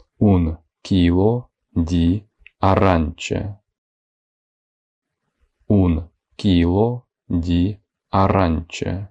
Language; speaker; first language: Italian; non-native, fluent; Ukrainian